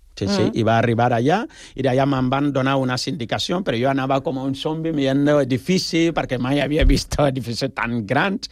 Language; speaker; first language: Catalan; non-native, fluent; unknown